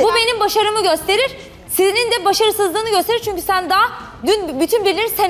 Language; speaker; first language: Turkish; native; Turkish